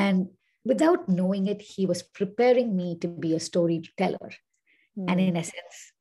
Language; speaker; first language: English; non-native, local second language; Tamil